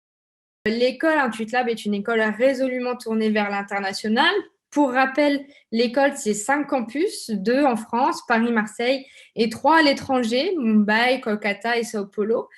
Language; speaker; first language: French; native; French